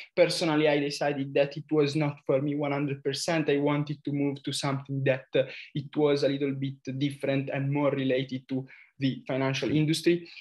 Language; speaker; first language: English; non-native, fluent; Italian